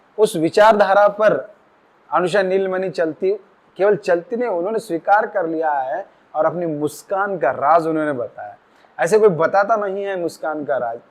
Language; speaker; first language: Hindi; non-native, local second language; Marathi